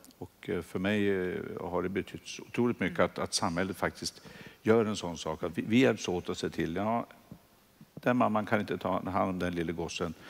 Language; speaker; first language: Swedish; native; Swedish